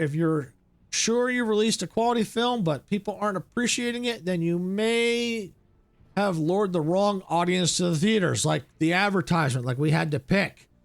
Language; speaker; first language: English; native; English